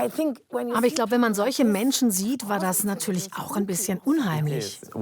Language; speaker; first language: German; native; German